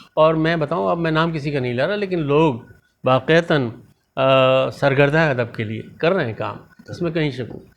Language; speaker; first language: Urdu; native; Urdu